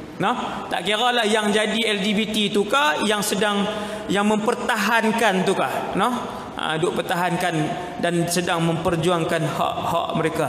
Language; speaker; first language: Malay; native; Malay